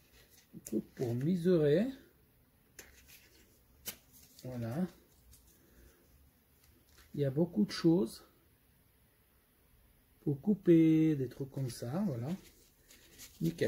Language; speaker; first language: French; non-native, fluent; Portuguese